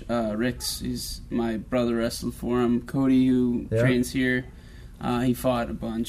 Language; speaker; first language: English; native; English